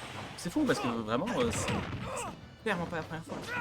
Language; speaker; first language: French; native; French